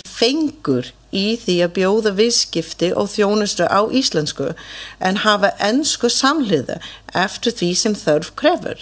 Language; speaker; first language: Icelandic; non-native, fluent; English